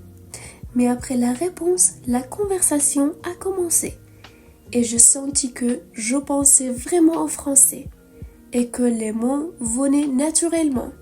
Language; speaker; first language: French; non-native, fluent; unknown